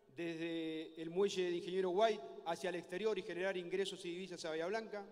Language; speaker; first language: Spanish; native; Spanish